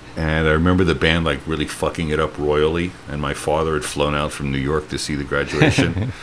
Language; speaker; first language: English; native; English